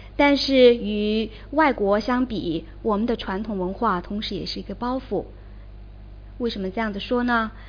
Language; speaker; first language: Chinese; native; Chinese